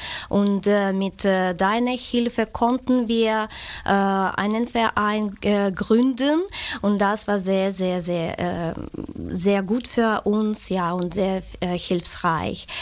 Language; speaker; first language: German; non-native, fluent; Ukrainian